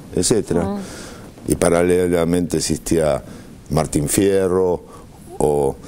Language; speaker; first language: Spanish; native; Spanish